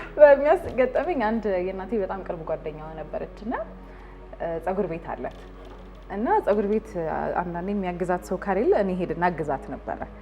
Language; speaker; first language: Amharic; early bilingual, heritage; Arabic